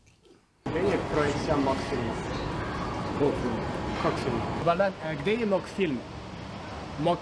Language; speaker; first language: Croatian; non-native, learner; French